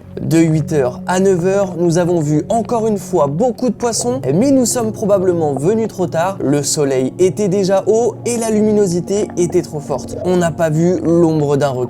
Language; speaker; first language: French; native; French